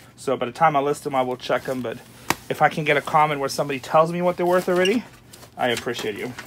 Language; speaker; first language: English; non-native, fluent; German